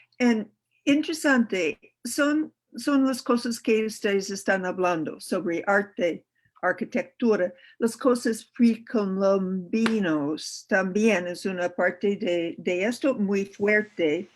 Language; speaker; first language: Spanish; non-native, learner; English